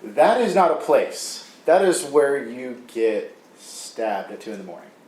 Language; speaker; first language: English; native; English